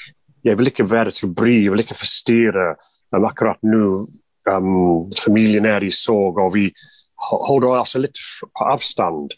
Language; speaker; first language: Norwegian; non-native, fluent; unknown